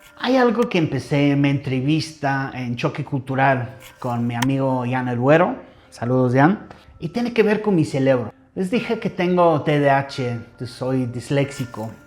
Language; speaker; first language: Spanish; non-native, fluent; English